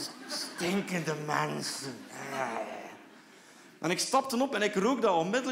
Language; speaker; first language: Dutch; native; Dutch